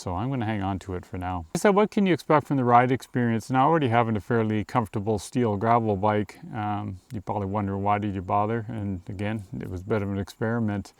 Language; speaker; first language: English; native; English